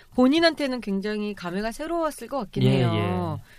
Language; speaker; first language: Korean; non-native, fluent; Vietnamese